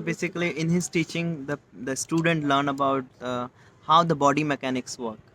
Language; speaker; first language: English; non-native, local second language; Hindi